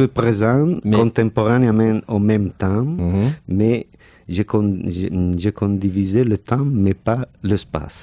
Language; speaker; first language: French; non-native, fluent; Catalan